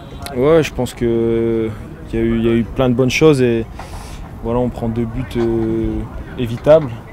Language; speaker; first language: French; native; French